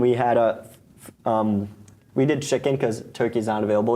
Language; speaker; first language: English; native; English